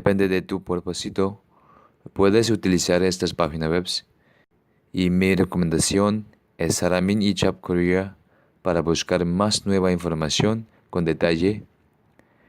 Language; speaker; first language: Spanish; non-native, fluent; Korean